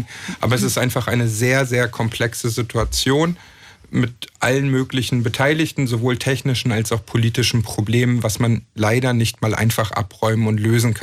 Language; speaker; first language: German; native; German